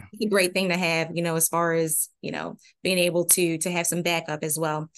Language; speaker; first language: English; native; English